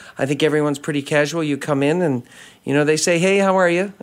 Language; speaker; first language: English; native; English